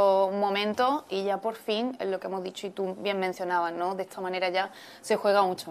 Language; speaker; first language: Spanish; native; Spanish